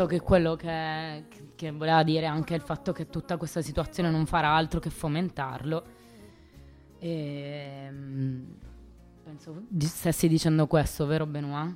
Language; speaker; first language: Italian; native; Italian